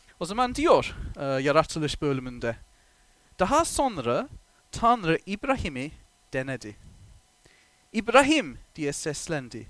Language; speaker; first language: Turkish; non-native, fluent; English